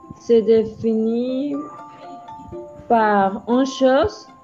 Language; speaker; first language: French; non-native, learner; Spanish